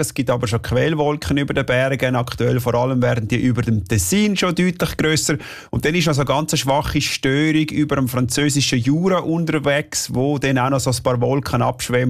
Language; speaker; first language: German; native; German